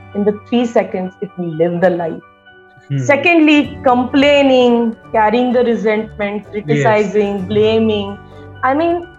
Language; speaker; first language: English; non-native, local second language; Marathi